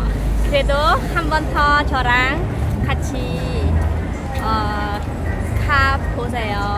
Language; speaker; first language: Korean; non-native, fluent; Khmer